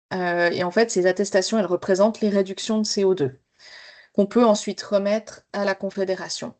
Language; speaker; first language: French; native; French